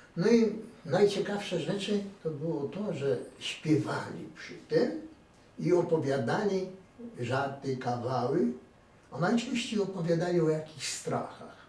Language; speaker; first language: Polish; native; Polish